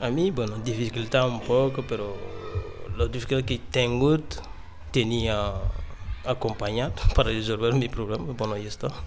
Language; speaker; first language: Catalan; non-native, learner; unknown